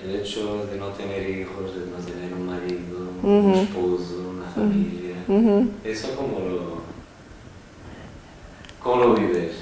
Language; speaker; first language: Spanish; non-native, fluent; Portuguese